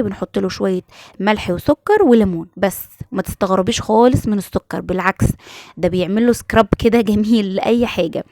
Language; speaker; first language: Arabic; native; Arabic